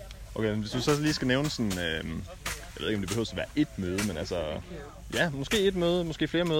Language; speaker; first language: Danish; native; Danish